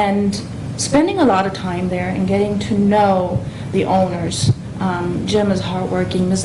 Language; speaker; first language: English; non-native, fluent; German